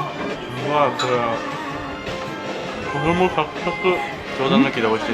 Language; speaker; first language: Japanese; native; Japanese